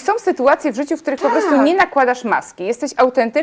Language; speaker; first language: Polish; native; Polish